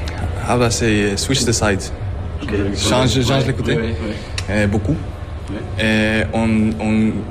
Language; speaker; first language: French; non-native, learner; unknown